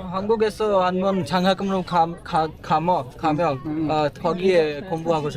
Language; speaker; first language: Korean; non-native, learner; Hindi